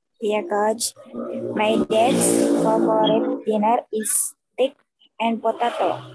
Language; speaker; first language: English; non-native, learner; Indonesian